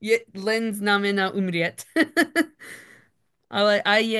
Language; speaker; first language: Slovak; non-native, learner; English